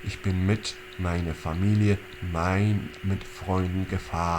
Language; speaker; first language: German; non-native, fluent; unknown